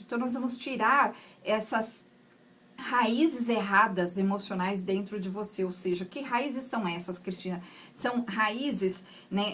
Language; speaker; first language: Portuguese; native; Portuguese